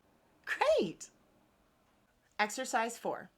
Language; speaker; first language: English; native; English